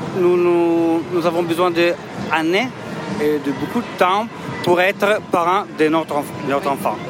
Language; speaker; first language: French; non-native, learner; Italian